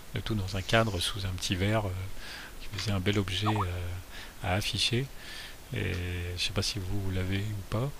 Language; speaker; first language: French; native; French